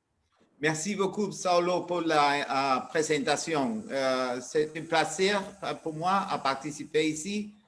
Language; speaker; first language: French; non-native, learner; Spanish